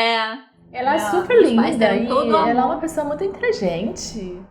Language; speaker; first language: Portuguese; non-native, learner; Chinese